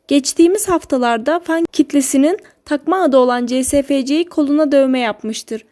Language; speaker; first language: Turkish; native; Turkish